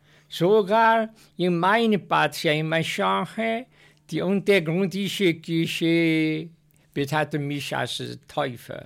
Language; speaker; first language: German; non-native, learner; Chinese